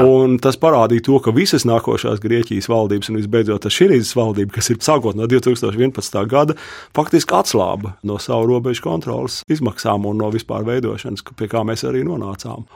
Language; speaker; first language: Latvian; native; Latvian